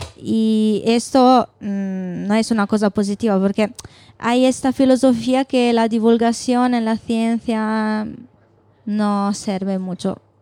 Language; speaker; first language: Spanish; non-native, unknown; Italian